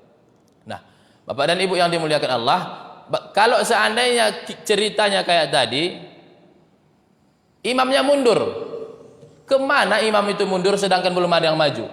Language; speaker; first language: Indonesian; native; Indonesian